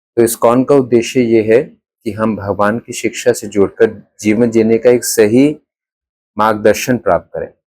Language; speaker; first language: Hindi; native; Hindi